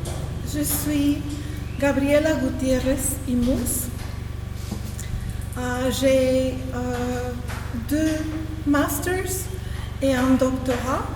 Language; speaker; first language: French; non-native, fluent; Spanish